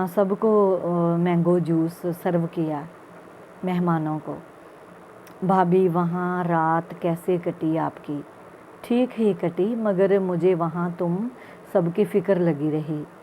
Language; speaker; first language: Hindi; non-native, local second language; Punjabi